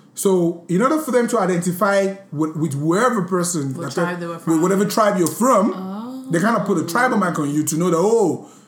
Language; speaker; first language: English; non-native, local second language; Yoruba